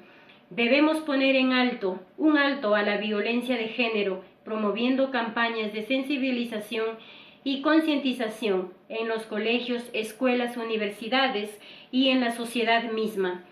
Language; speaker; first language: Spanish; native; Spanish